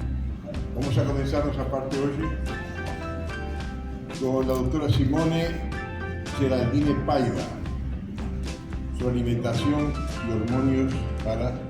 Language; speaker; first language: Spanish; non-native, learner; Portuguese